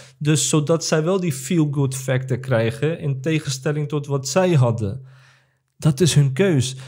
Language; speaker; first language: Dutch; early bilingual, other home language; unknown